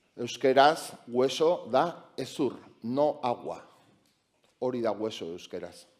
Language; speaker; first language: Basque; non-native, local second language; Spanish